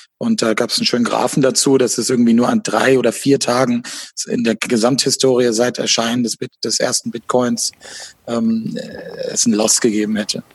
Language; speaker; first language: German; native; German